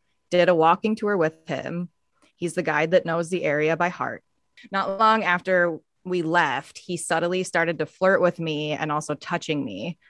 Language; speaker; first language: English; native; English